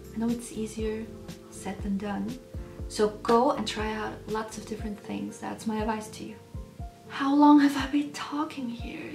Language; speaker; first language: English; non-native, fluent; German